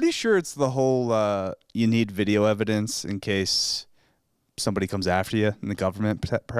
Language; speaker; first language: English; native; English